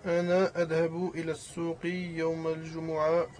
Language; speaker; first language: Arabic; non-native, learner; French